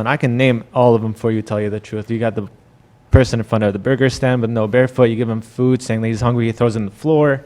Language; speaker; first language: English; non-native, fluent; Arabic